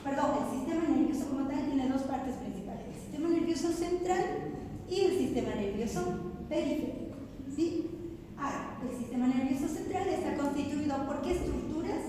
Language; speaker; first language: Spanish; native; Spanish